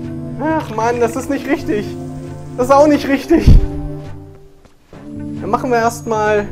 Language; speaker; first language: German; native; German